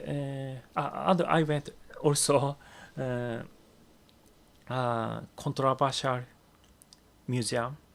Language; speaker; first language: English; non-native, learner; Japanese